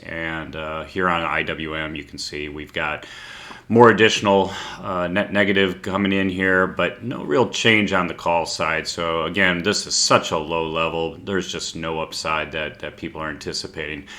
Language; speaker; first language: English; native; English